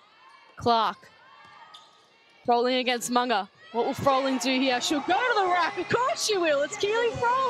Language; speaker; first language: English; native; English